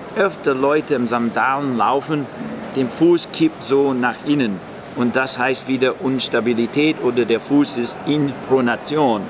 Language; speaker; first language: German; non-native, fluent; English